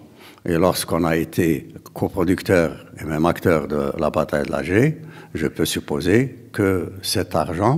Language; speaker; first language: French; non-native, local second language; Arabic